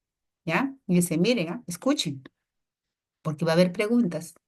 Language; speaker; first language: Spanish; native; Spanish